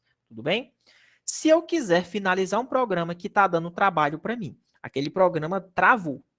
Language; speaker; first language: Portuguese; native; Portuguese